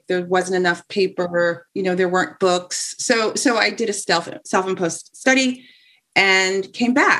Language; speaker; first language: English; native; English